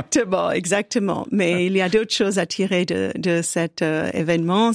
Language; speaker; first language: French; non-native, fluent; English